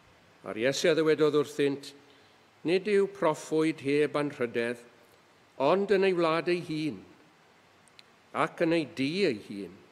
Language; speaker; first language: Welsh; native; Welsh